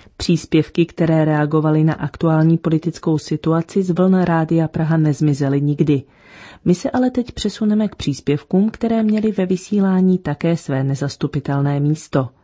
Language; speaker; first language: Czech; native; Czech